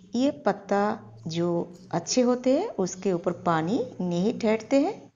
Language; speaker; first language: Hindi; non-native, local second language; Bangla